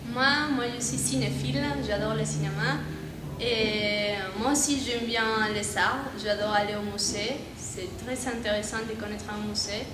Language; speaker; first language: French; non-native, fluent; Spanish